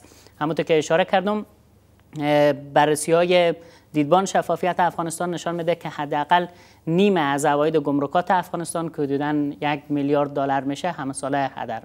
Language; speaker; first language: Persian; native; Persian